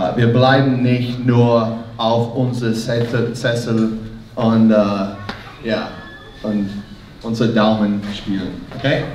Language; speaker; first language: German; non-native, learner; English